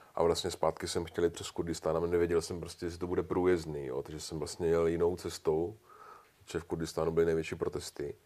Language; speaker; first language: Czech; native; Czech